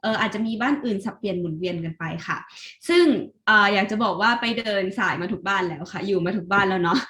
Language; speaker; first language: Thai; native; Thai